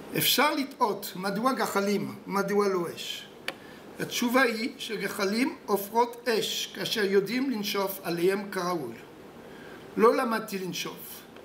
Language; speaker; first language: Hebrew; non-native, fluent; French